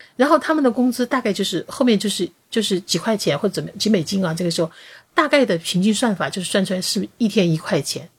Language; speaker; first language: Chinese; native; Chinese